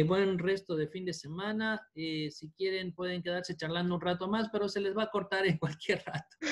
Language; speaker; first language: Spanish; native; Spanish